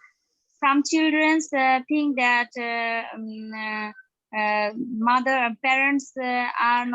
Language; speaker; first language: English; non-native, learner; Bangla